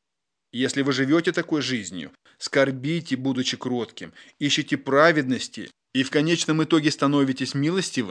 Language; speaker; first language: Russian; native; Russian